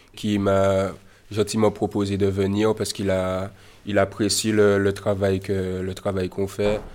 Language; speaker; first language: French; native; French